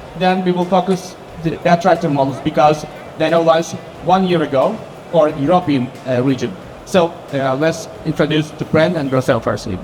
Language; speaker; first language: English; non-native, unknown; Turkish